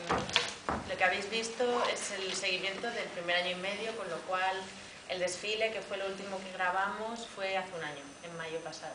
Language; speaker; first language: Spanish; native; Spanish